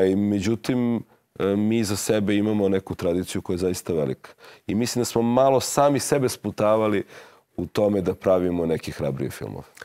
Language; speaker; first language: Serbian; native; Serbian